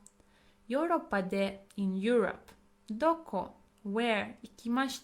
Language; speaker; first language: Japanese; non-native, fluent; English